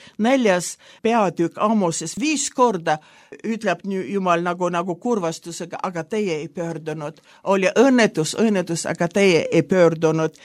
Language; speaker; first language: Estonian; non-native, local second language; Russian